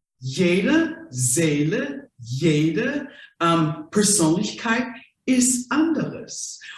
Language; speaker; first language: German; non-native, fluent; English